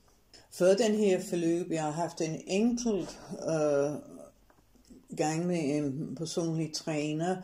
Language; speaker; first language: Danish; non-native, fluent; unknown